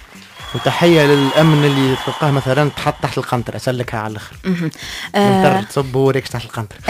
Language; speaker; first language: Arabic; native; Arabic